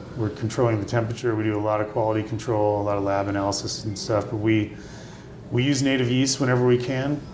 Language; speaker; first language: English; native; English